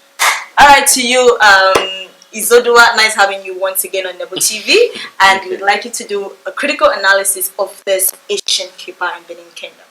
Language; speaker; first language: English; non-native, local second language; Yoruba